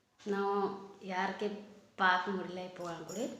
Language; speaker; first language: Tamil; non-native, local second language; Odia